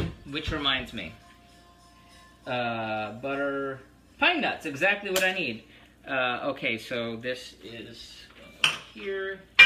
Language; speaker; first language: English; early bilingual, other home language; Spanish